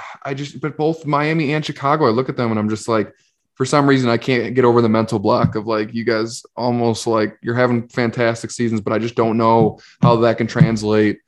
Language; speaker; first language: English; native; English